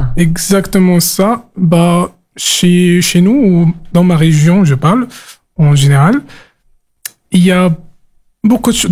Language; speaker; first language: French; non-native, local second language; Arabic